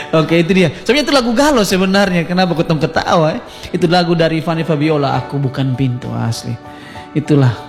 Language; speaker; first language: Indonesian; native; Indonesian